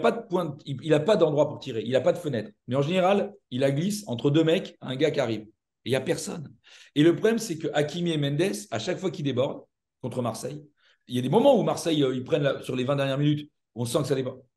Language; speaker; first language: French; native; French